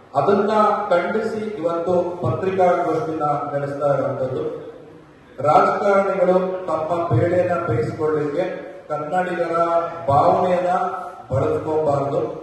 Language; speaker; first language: Kannada; native; Kannada